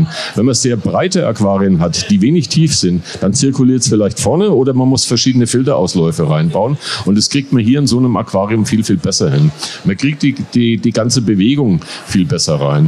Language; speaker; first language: German; native; German